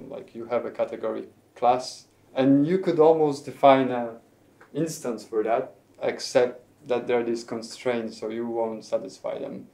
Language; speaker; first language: English; non-native, fluent; Polish